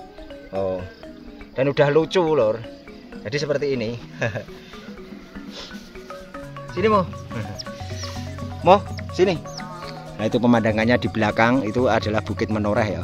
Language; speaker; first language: Indonesian; non-native, local second language; Javanese